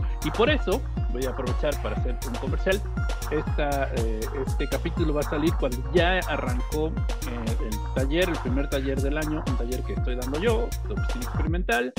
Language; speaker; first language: Spanish; native; Spanish